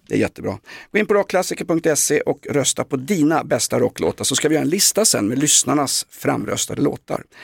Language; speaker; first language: Swedish; native; Swedish